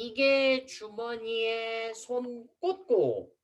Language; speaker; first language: Korean; non-native, fluent; Spanish